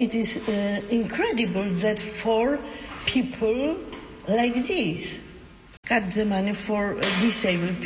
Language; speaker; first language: English; non-native, learner; Polish